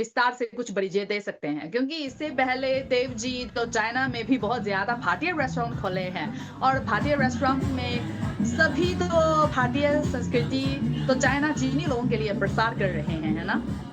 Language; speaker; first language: Hindi; non-native, learner; Chinese